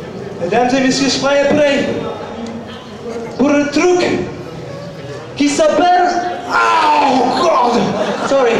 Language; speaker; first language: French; non-native, fluent; English